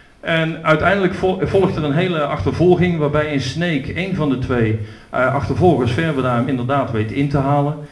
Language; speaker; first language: Dutch; native; Dutch